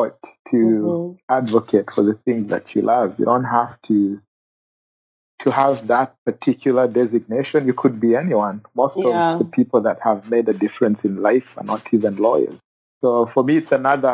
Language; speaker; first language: English; non-native, local second language; Kinyarwanda